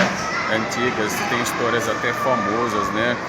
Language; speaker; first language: Portuguese; non-native, fluent; Arabic